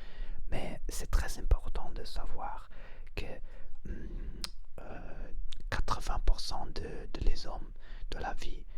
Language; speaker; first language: French; non-native, learner; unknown